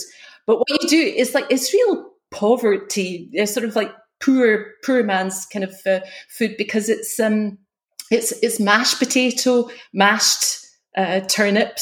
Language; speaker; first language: English; native; English